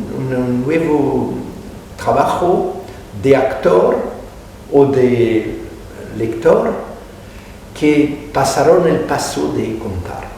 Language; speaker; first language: Spanish; non-native, fluent; French